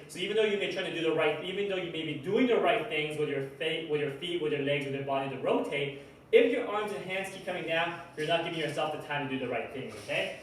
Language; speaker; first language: English; native; English